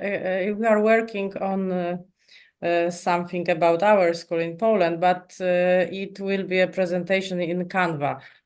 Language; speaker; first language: English; non-native, fluent; Polish